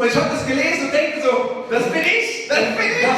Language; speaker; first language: German; native; German